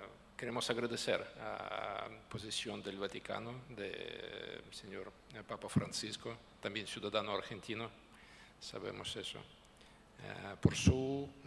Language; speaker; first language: Spanish; non-native, fluent; Ukrainian